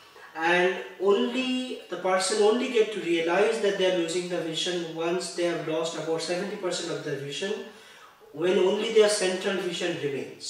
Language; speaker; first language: English; non-native, local second language; Bangla